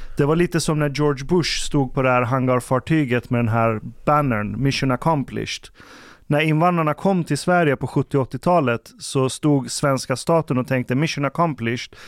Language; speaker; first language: Swedish; early bilingual, other home language; Persian